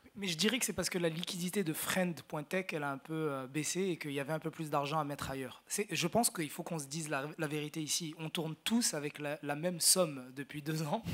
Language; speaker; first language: French; non-native, local second language; Arabic